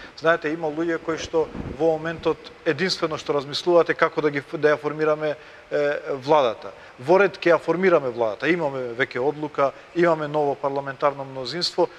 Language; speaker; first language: Macedonian; non-native, local second language; Albanian